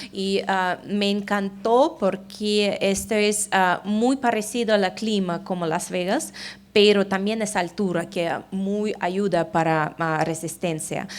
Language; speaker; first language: Spanish; non-native, fluent; Russian